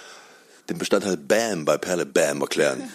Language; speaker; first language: German; native; German